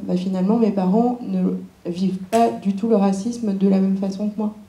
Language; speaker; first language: French; early bilingual, other home language; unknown